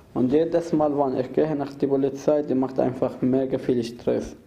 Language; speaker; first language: German; non-native, fluent; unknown